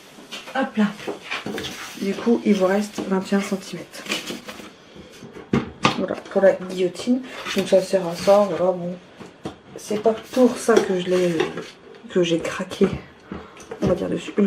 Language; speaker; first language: French; native; French